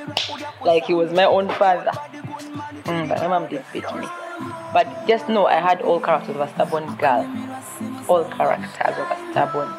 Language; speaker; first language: English; non-native, local second language; Ganda